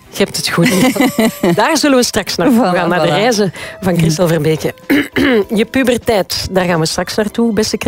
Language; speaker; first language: Dutch; native; Dutch